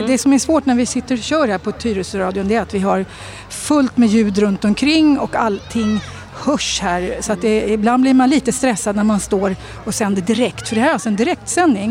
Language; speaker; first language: Swedish; native; Swedish